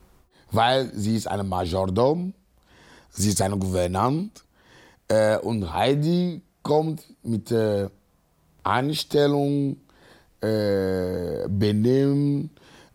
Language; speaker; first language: German; non-native, fluent; Ewe